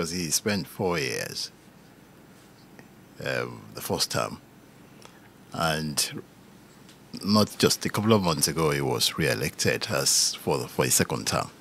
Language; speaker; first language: English; non-native, local second language; Yoruba